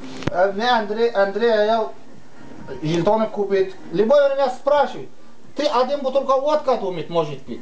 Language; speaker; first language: Russian; non-native, learner; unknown